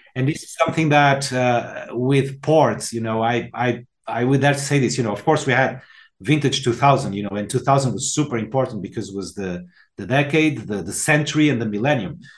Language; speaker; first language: English; non-native, fluent; Portuguese